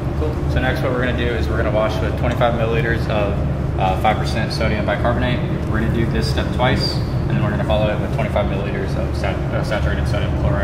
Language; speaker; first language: English; native; English